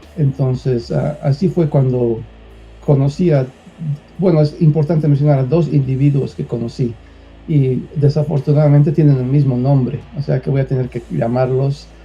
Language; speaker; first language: Spanish; native; Spanish